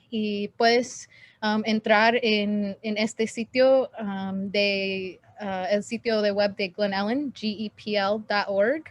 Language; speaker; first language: Spanish; non-native, learner; English